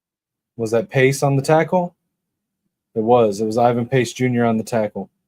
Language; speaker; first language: English; native; English